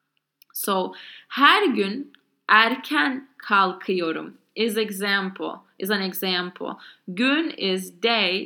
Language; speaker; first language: Turkish; non-native, learner; English